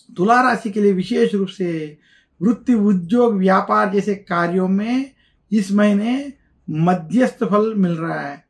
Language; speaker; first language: Hindi; non-native, local second language; Telugu